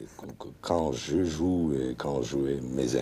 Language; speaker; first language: French; non-native, learner; Russian